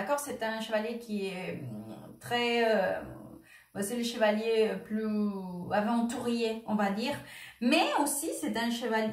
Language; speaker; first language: French; non-native, fluent; Spanish